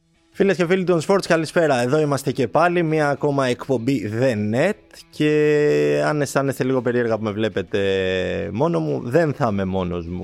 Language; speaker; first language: Greek; native; Greek